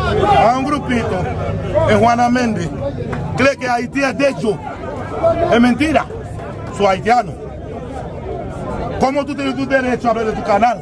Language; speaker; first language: Spanish; non-native, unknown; Haitian Creole